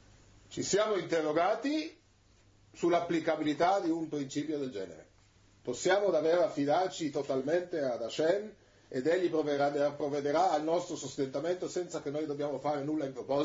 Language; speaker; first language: Italian; native; Italian